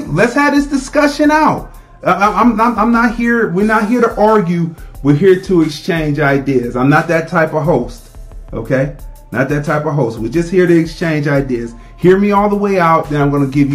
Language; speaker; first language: English; native; English